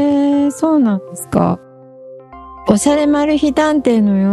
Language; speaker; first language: Japanese; native; Japanese